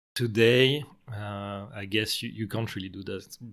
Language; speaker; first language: English; non-native, fluent; French